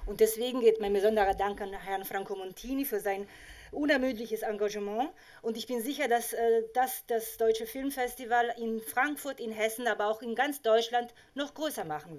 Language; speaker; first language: German; native; German